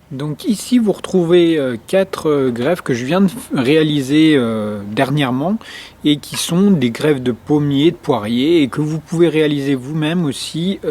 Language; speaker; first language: French; native; French